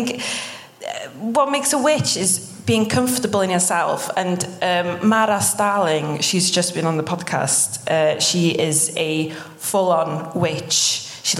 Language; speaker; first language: English; non-native, local second language; Welsh